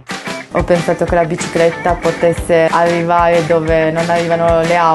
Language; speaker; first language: Italian; native; Italian